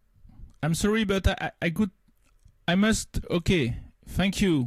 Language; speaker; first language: English; non-native, learner; French